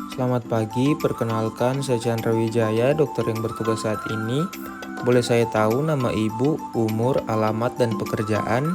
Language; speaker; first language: Indonesian; native; Indonesian